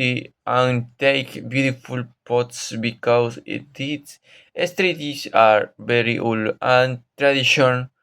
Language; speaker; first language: English; non-native, learner; Spanish